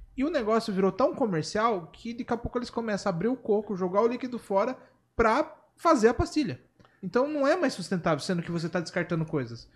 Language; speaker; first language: Portuguese; native; Portuguese